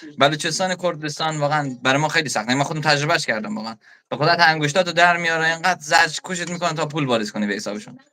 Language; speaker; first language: Persian; native; Persian